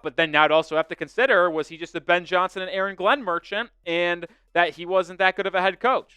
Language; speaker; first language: English; native; English